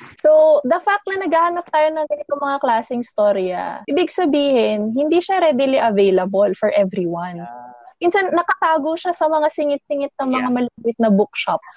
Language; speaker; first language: Filipino; native; Filipino